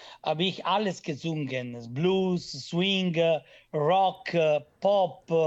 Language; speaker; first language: German; non-native, learner; Italian